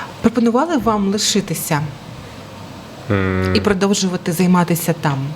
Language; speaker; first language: Ukrainian; native; Ukrainian